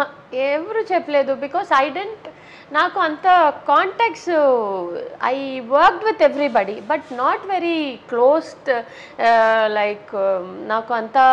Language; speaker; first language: Telugu; non-native, fluent; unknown